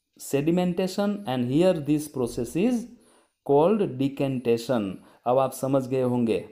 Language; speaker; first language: Hindi; non-native, local second language; Gujarati